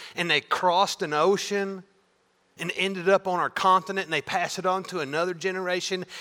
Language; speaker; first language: English; native; English